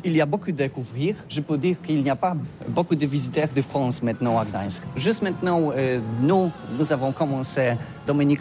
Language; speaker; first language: French; non-native, learner; Polish